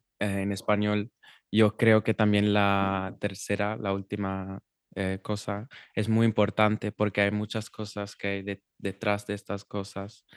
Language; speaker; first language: Spanish; non-native, learner; German